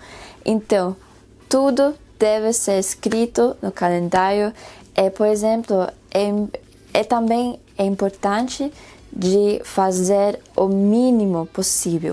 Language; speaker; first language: Portuguese; non-native, fluent; Spanish